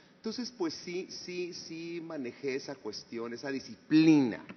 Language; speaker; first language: Spanish; native; Spanish